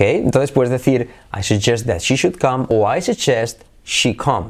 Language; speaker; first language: English; non-native, fluent; Spanish